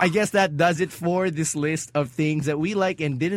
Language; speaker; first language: English; non-native, local second language; Filipino